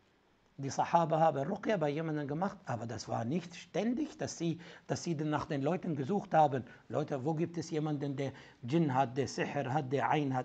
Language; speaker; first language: German; non-native, fluent; Arabic